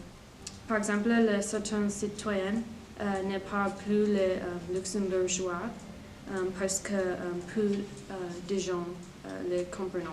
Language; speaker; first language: French; non-native, learner; English